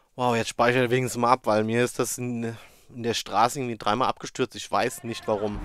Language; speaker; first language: German; native; German